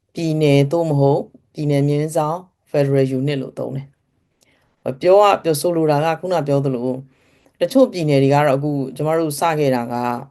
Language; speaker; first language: Burmese; native; Burmese